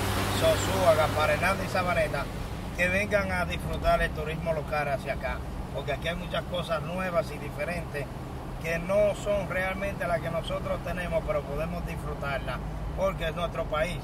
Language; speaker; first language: Spanish; native; Spanish